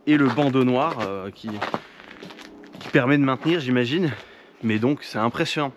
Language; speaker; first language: French; native; French